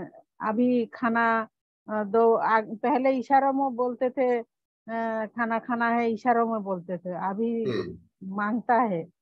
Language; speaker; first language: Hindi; non-native, local second language; Bangla